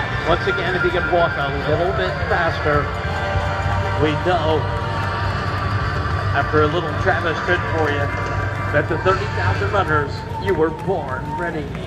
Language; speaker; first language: English; native; English